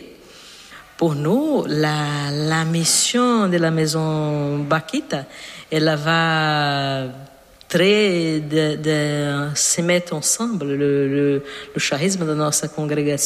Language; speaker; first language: French; non-native, fluent; Portuguese